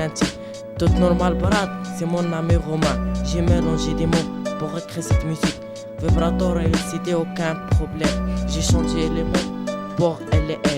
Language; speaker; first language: French; non-native, learner; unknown